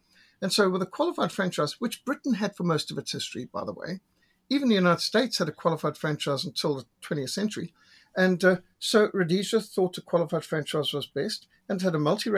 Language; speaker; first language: English; native; English